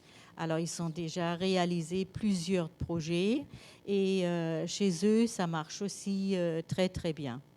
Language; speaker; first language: French; non-native, learner; German